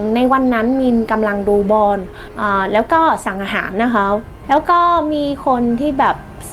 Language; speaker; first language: Thai; non-native, learner; Vietnamese